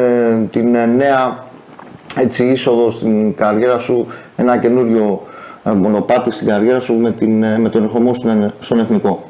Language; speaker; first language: Greek; native; Greek